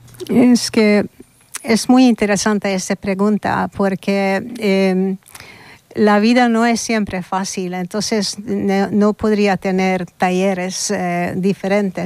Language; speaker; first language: Spanish; non-native, learner; Hungarian